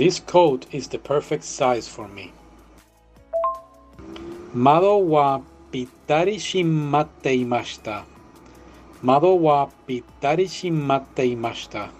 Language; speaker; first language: Japanese; non-native, learner; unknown